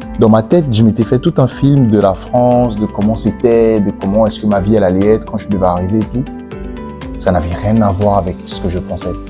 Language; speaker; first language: French; native; French